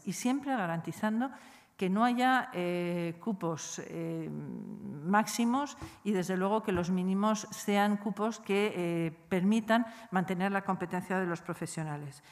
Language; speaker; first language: Spanish; native; Spanish